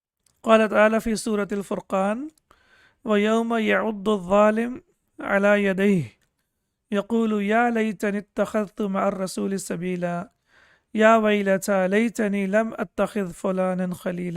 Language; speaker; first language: Arabic; non-native, fluent; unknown